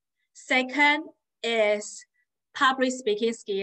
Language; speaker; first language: English; non-native, fluent; Chinese